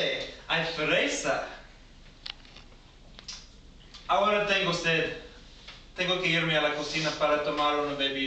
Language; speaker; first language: Spanish; non-native, learner; English